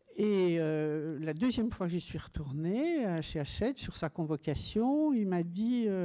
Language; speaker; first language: French; native; French